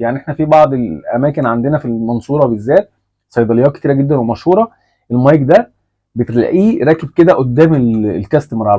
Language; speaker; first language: Arabic; native; Arabic